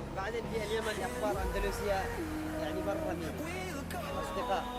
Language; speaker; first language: Arabic; native; Arabic